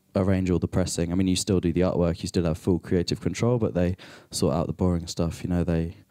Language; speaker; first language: English; native; English